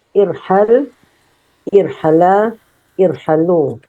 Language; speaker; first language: Arabic; non-native, learner; Indonesian